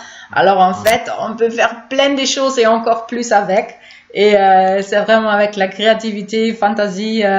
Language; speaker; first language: French; non-native, fluent; German